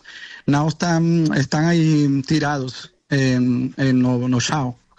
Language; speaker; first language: Portuguese; non-native, learner; Spanish